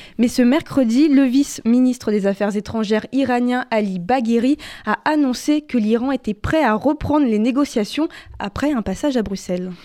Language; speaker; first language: French; native; French